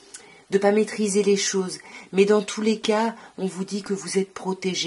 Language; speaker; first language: French; native; French